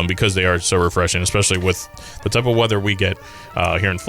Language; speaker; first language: English; native; English